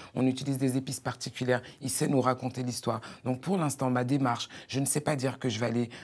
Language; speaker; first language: French; native; French